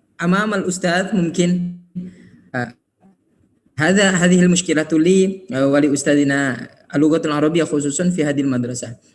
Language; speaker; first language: Arabic; non-native, learner; Indonesian